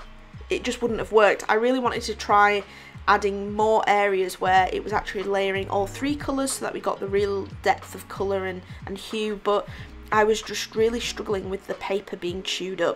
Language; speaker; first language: English; native; English